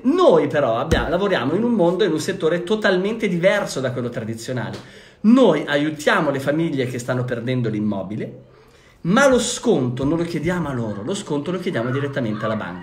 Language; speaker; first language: Italian; native; Italian